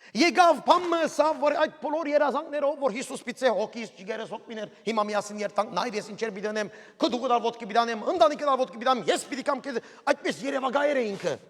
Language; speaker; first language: Armenian; early bilingual, heritage; Armenian